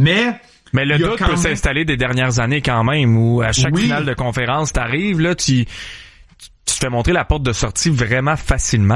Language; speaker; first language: French; native; French